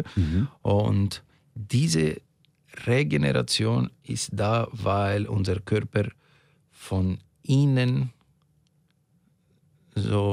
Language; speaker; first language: German; non-native, fluent; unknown